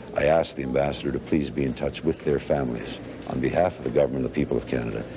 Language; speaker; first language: English; native; English